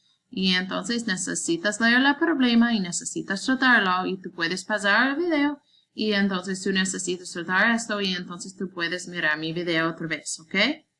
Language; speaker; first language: Spanish; non-native, learner; English